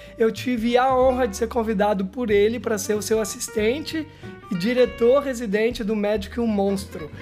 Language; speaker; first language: Portuguese; native; Portuguese